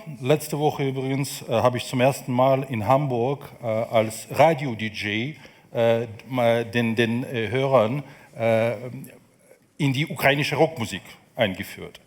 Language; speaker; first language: German; non-native, fluent; Ukrainian